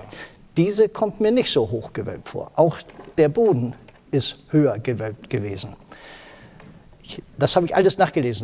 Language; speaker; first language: German; native; German